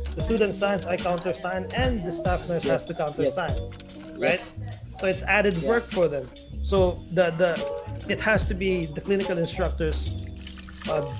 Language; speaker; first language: English; non-native, local second language; Cebuano